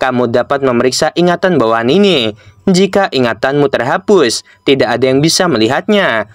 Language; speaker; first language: Indonesian; native; Indonesian